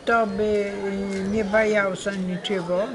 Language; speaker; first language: Russian; non-native, learner; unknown